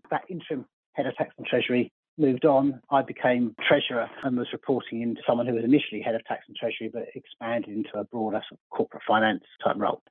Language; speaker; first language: English; native; English